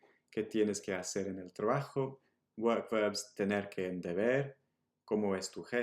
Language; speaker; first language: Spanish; non-native, fluent; English